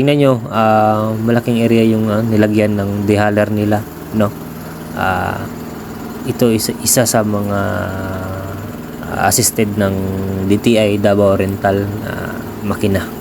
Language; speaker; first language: Filipino; non-native, local second language; Cebuano